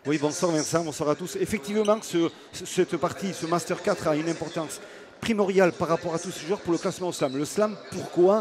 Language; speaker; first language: French; native; French